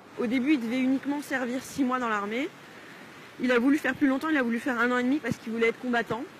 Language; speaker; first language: French; native; French